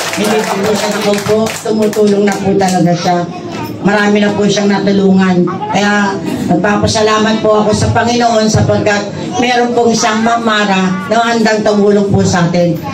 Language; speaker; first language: Filipino; native; Filipino